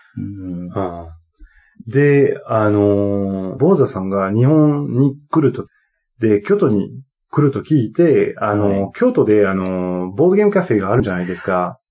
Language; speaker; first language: Japanese; non-native, fluent; French